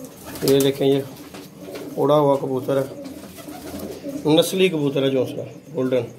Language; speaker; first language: Hindi; non-native, local second language; Punjabi